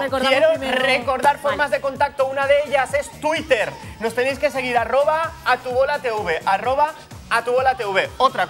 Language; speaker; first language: Spanish; native; Spanish